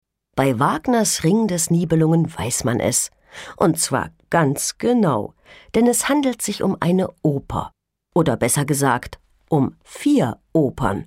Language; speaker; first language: German; native; German